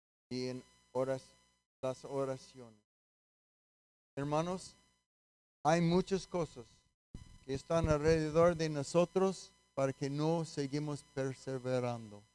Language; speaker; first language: Spanish; non-native, fluent; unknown